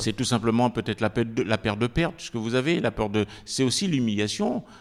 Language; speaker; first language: French; native; French